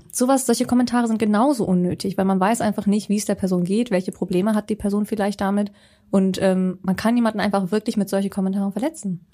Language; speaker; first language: German; early bilingual, other home language; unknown